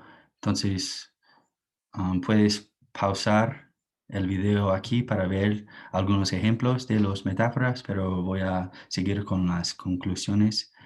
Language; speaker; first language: Spanish; non-native, fluent; English